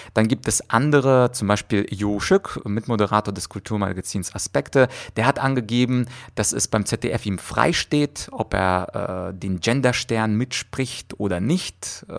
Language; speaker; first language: German; early bilingual, other home language; Russian